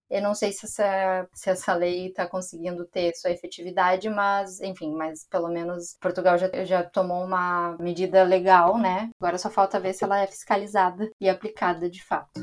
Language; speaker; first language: Portuguese; native; Portuguese